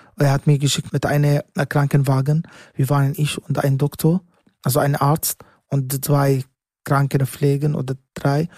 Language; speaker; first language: German; non-native, learner; Arabic